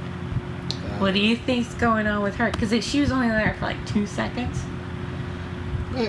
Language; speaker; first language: English; native; English